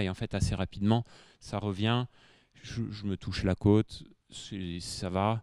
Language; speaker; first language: French; native; French